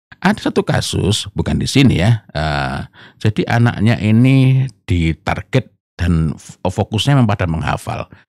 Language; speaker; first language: Indonesian; non-native, local second language; Javanese